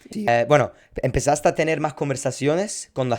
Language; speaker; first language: Spanish; non-native, fluent; English